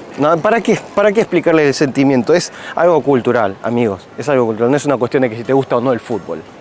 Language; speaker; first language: Spanish; native; Spanish